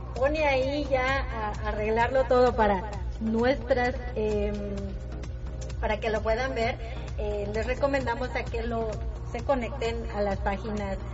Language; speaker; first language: Spanish; native; Spanish